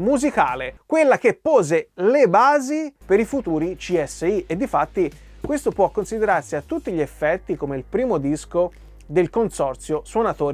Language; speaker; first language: Italian; native; Italian